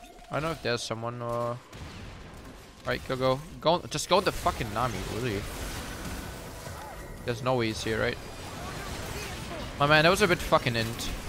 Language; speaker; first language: English; non-native, fluent; German